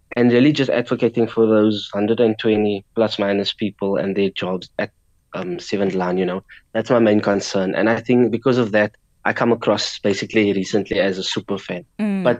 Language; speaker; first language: English; non-native, local second language; Afrikaans